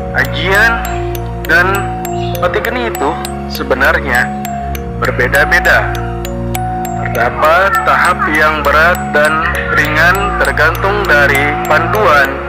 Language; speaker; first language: Indonesian; non-native, local second language; Sundanese